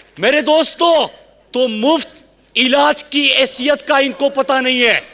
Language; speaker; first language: Urdu; non-native, local second language; Pashto